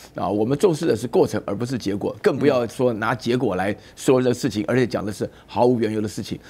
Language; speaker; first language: Chinese; native; Chinese